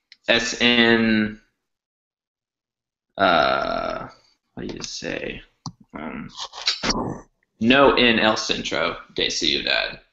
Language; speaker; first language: Spanish; non-native, learner; English